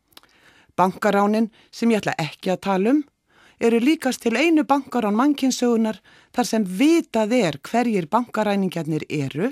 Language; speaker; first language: Icelandic; native; Icelandic